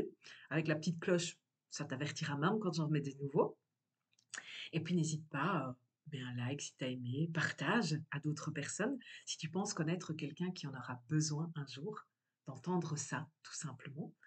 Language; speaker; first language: French; native; French